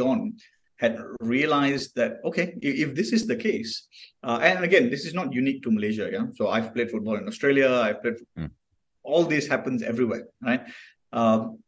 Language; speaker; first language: English; non-native, local second language; Tamil